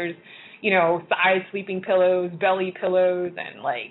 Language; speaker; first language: English; non-native, local second language; Cantonese